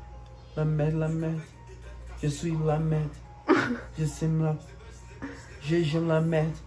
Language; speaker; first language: French; non-native, learner; Portuguese